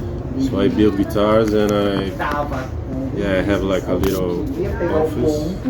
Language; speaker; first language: English; non-native, fluent; Portuguese